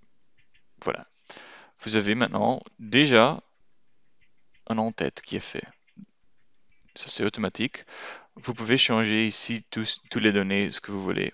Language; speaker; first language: French; non-native, local second language; Dutch